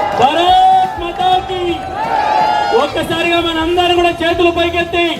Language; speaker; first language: Telugu; native; Telugu